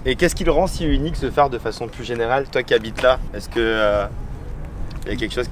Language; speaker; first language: French; native; French